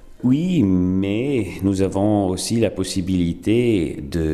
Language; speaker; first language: French; non-native, fluent; Italian